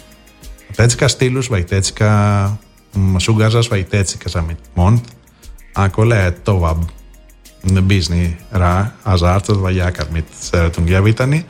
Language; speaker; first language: Hungarian; non-native, fluent; Greek